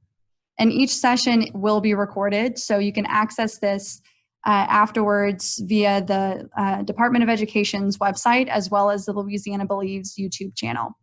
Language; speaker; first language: English; native; English